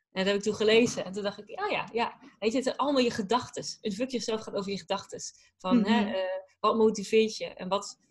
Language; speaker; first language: Dutch; native; Dutch